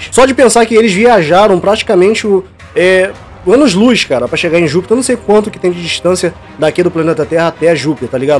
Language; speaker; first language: Portuguese; native; Portuguese